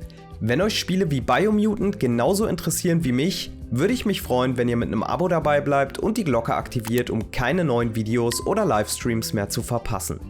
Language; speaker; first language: German; native; German